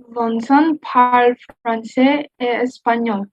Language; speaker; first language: French; non-native, learner; Indonesian